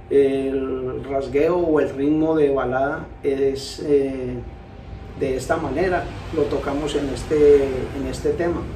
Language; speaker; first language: Spanish; native; Spanish